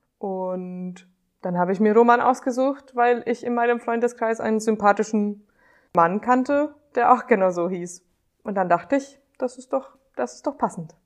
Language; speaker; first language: German; non-native, fluent; Hungarian